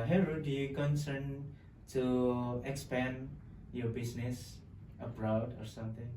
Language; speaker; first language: English; non-native, local second language; Indonesian